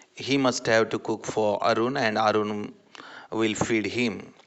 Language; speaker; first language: English; non-native, local second language; Marathi